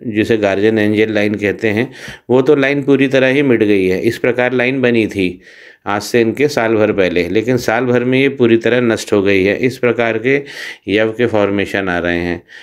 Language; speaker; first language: Hindi; native; Hindi